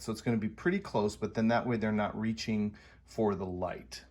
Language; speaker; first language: English; native; English